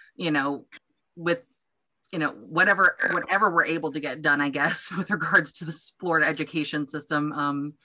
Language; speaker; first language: English; native; English